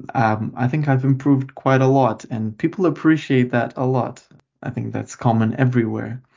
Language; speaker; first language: English; non-native, fluent; Lithuanian